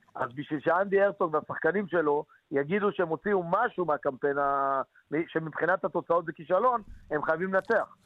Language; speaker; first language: Hebrew; native; Hebrew